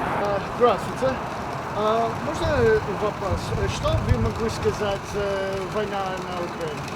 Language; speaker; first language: Russian; non-native, learner; English